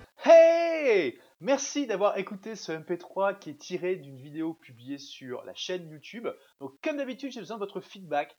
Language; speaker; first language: French; native; French